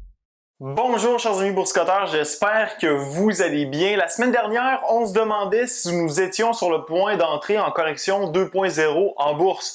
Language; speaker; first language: French; native; French